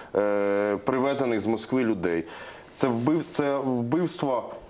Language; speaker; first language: Ukrainian; native; Ukrainian